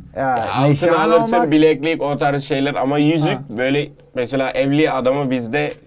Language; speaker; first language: Turkish; native; Turkish